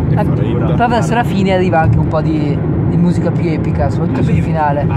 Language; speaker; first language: Italian; native; Italian